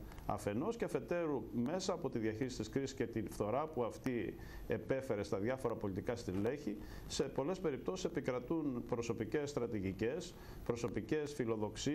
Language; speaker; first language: Greek; native; Greek